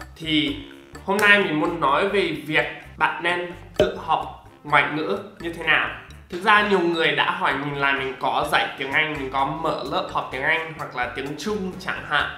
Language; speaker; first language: Vietnamese; non-native, fluent; English